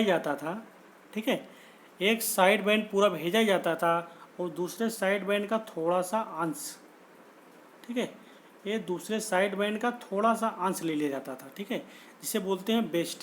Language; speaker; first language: Hindi; native; Hindi